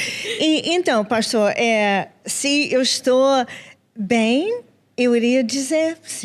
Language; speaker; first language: Portuguese; non-native, fluent; English